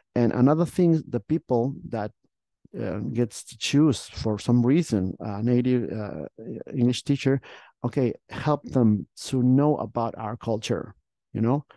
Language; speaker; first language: English; non-native, fluent; Spanish